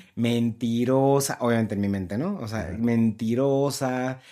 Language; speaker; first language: Spanish; native; Spanish